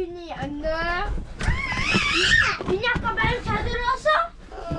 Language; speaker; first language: Korean; early bilingual, heritage; Korean